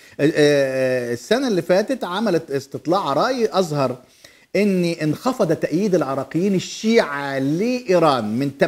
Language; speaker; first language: Arabic; native; Arabic